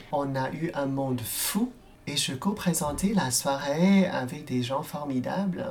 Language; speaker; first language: French; non-native, fluent; Cantonese